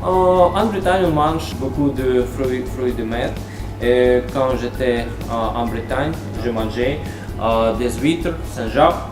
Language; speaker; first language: French; non-native, fluent; Russian